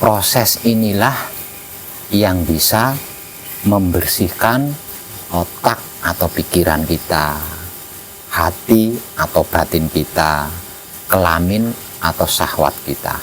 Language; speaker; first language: Indonesian; non-native, local second language; Javanese